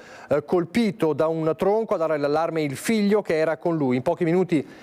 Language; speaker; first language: Italian; native; Italian